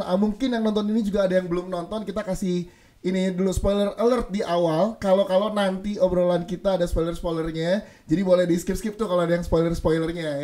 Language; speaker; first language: Indonesian; native; Indonesian